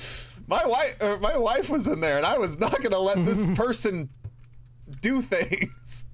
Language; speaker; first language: English; native; English